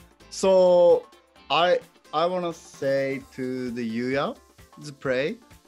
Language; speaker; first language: English; non-native, learner; Japanese